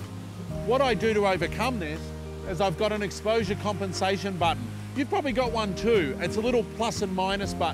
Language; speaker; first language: English; native; English